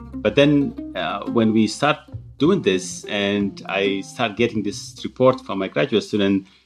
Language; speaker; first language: English; non-native, fluent; Tigrinya